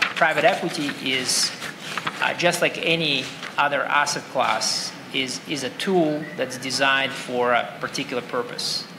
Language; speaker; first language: English; non-native, fluent; Russian